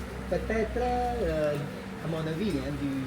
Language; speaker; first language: French; non-native, fluent; Thai